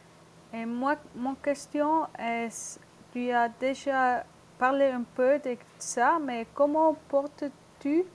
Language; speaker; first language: French; non-native, learner; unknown